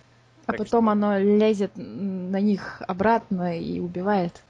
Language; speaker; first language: Russian; native; Russian